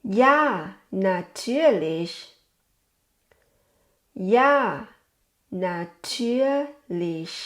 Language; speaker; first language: German; non-native, fluent; Thai